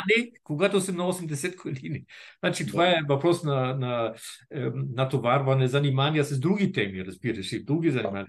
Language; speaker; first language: Bulgarian; non-native, fluent; German